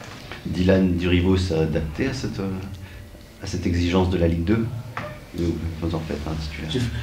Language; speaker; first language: French; native; French